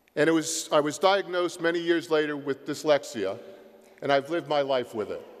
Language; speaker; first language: English; native; English